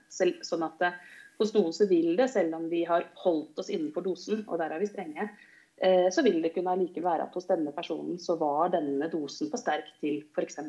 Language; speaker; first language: Norwegian; native; Norwegian